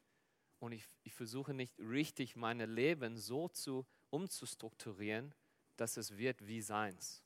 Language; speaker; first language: German; non-native, fluent; Afrikaans